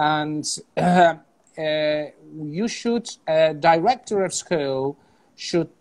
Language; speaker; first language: English; non-native, fluent; Azerbaijani